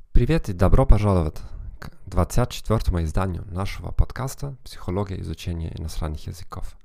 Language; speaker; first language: Russian; non-native, fluent; German